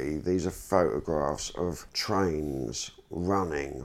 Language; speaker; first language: English; native; English